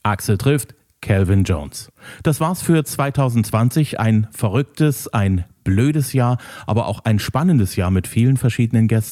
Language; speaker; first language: German; native; German